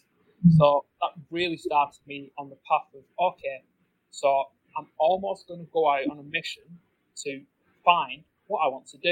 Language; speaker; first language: English; native; English